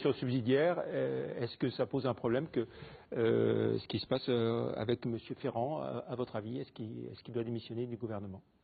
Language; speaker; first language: French; native; French